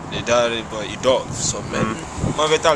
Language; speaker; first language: Swedish; non-native, fluent; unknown